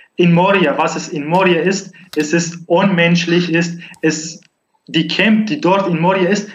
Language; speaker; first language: German; non-native, learner; Arabic